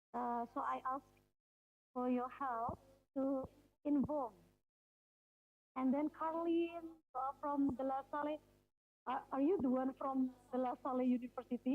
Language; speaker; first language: English; non-native, fluent; Indonesian